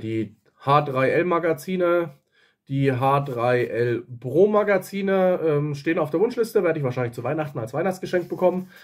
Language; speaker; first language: German; native; German